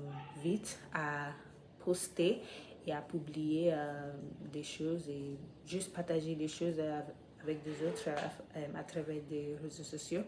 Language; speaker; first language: French; non-native, learner; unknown